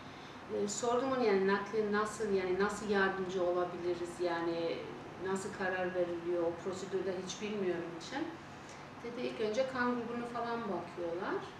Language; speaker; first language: Turkish; non-native, fluent; German